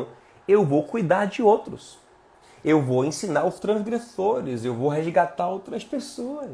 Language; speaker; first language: Portuguese; native; Portuguese